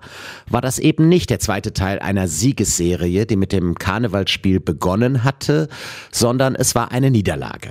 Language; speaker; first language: German; native; German